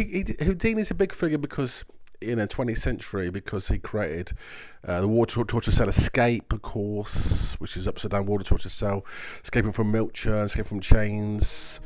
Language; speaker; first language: English; native; English